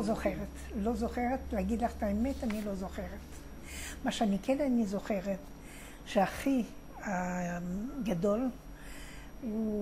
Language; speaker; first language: Hebrew; non-native, fluent; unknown